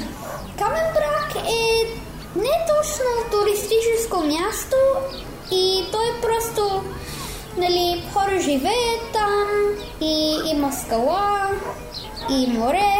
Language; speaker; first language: Bulgarian; early bilingual, heritage; Bulgarian